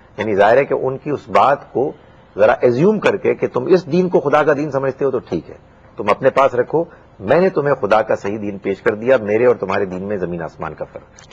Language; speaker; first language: Urdu; native; Urdu